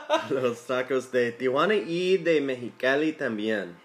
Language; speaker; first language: Spanish; non-native, learner; English